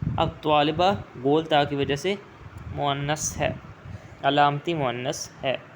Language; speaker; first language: Urdu; native; Urdu